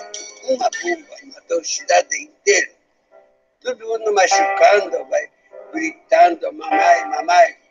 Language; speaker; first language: Portuguese; non-native, learner; Japanese